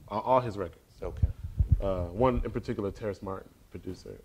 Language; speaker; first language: English; native; English